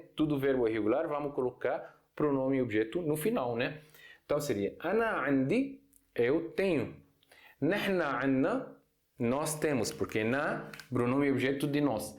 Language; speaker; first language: Portuguese; non-native, fluent; Arabic